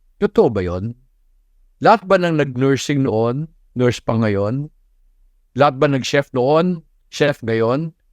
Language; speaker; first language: Filipino; non-native, local second language; Cebuano